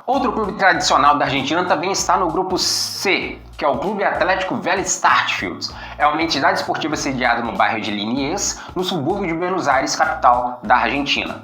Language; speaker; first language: Portuguese; native; Portuguese